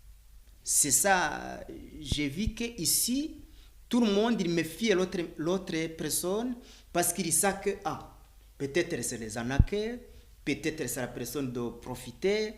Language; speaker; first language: French; non-native, learner; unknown